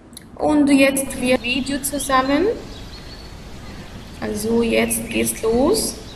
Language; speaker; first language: German; non-native, learner; Arabic